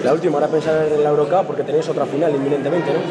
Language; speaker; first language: Spanish; native; Spanish